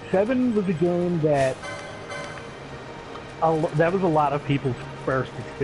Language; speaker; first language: English; native; English